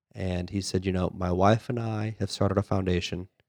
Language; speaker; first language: English; native; English